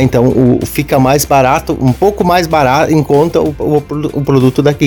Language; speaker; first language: Portuguese; native; Portuguese